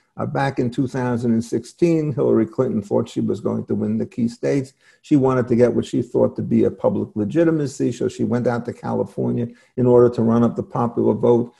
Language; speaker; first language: English; native; English